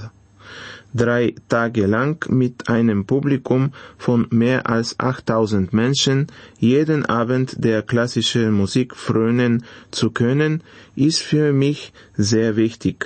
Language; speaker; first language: German; non-native, fluent; Bulgarian